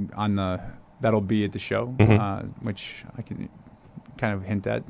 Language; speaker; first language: English; native; English